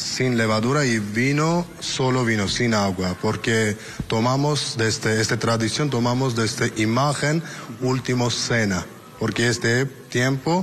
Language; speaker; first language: Spanish; non-native, learner; Armenian